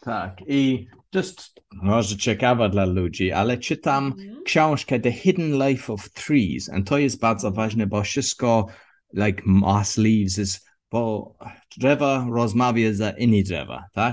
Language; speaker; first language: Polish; non-native, learner; English